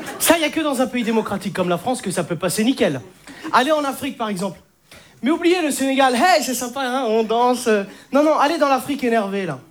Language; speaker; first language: French; native; French